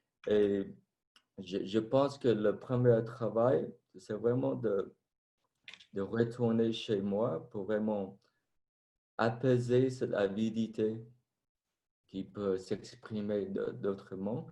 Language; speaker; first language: French; non-native, fluent; Vietnamese